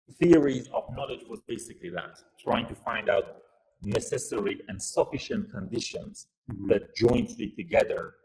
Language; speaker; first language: English; non-native, fluent; Persian